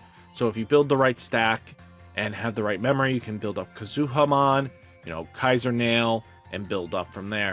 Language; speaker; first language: English; native; English